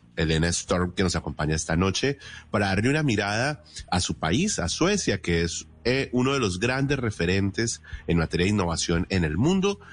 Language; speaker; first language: Spanish; native; Spanish